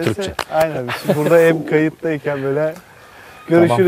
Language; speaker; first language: Turkish; native; Turkish